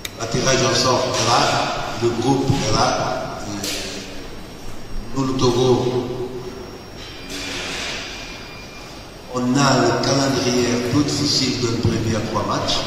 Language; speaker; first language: French; non-native, learner; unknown